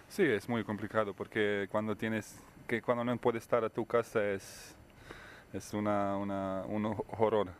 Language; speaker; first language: Spanish; non-native, learner; Bosnian